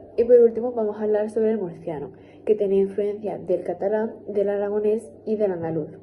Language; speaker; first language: Spanish; native; Spanish